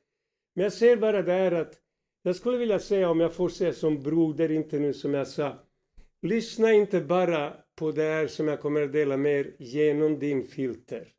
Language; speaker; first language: Swedish; non-native, fluent; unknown